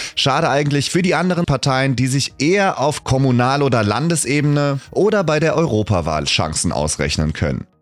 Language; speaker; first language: German; native; German